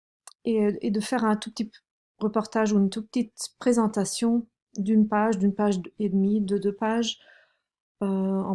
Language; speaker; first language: French; non-native, fluent; German